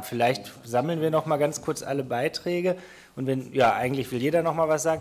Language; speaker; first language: German; native; German